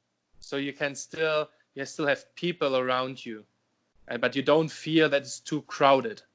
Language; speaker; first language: English; non-native, fluent; German